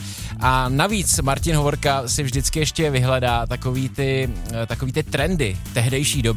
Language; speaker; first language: Czech; native; Czech